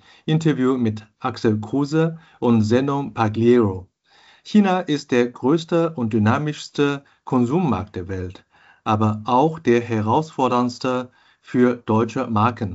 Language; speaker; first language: German; non-native, fluent; Chinese